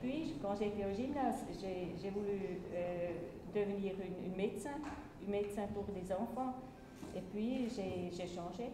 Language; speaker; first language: French; non-native, local second language; German